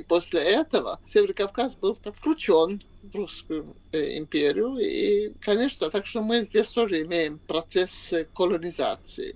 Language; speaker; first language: Russian; non-native, fluent; Swedish